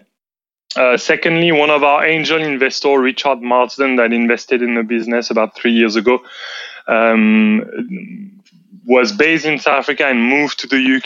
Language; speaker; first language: English; non-native, fluent; French